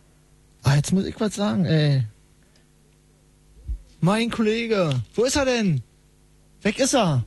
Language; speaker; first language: German; native; German